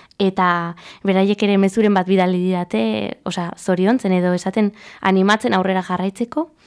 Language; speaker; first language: Basque; non-native, local second language; Spanish